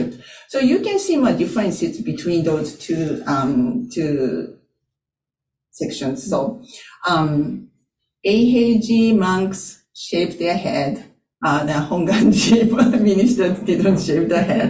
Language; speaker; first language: English; non-native, fluent; Japanese